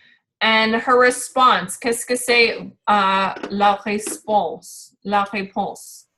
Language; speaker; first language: French; non-native, learner; English